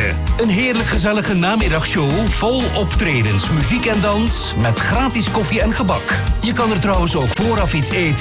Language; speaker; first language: Dutch; native; Dutch